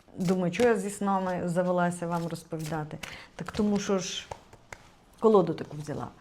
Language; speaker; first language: Ukrainian; non-native, local second language; Russian